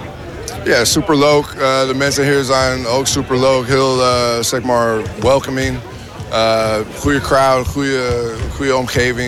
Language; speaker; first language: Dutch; non-native, learner; English